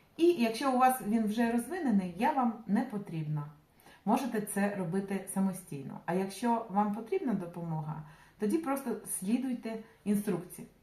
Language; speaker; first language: Ukrainian; non-native, local second language; Russian